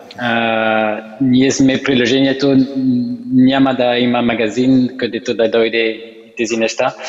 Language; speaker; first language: Bulgarian; non-native, learner; French